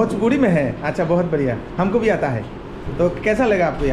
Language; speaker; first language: Hindi; non-native, local second language; Bangla